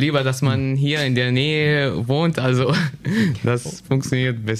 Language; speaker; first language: German; non-native, learner; Arabic